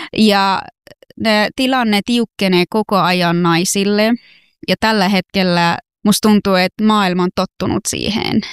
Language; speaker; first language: Finnish; non-native, fluent; Persian